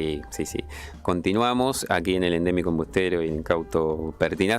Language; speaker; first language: Spanish; native; Spanish